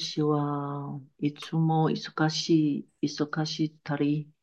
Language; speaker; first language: Japanese; non-native, learner; Chinese